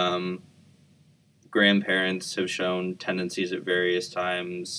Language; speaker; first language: English; native; English